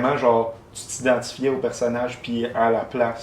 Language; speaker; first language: French; native; French